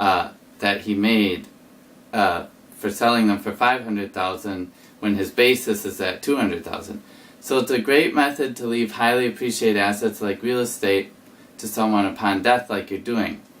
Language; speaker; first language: English; native; English